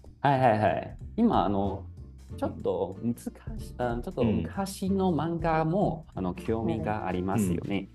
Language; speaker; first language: Japanese; non-native, learner; Chinese